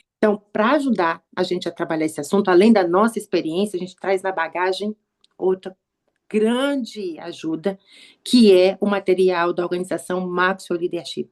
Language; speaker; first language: Portuguese; native; Portuguese